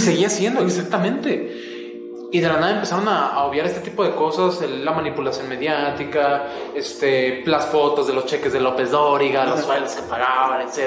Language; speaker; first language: Spanish; native; Spanish